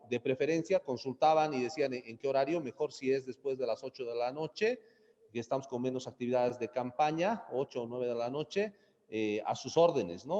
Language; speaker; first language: Spanish; native; Spanish